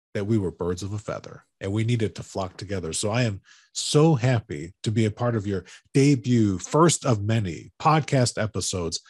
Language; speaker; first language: English; native; English